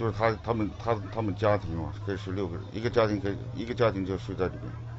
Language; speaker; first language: Chinese; native; Chinese